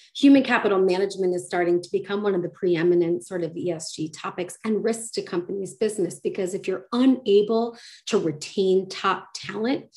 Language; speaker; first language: English; native; English